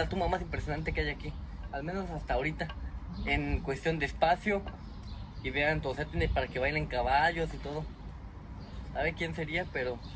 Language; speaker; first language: Spanish; native; Spanish